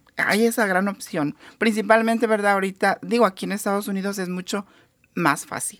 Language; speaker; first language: Spanish; native; Spanish